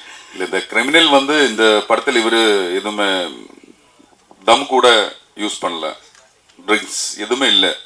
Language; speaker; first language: Tamil; non-native, learner; Malayalam